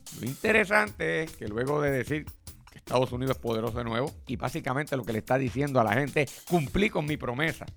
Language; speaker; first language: Spanish; native; Spanish